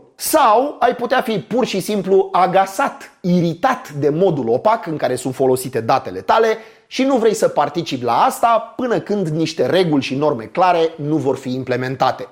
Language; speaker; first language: Romanian; native; Romanian